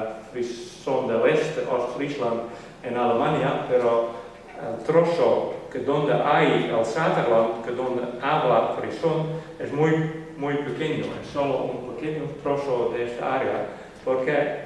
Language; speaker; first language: Spanish; non-native, learner; Western Frisian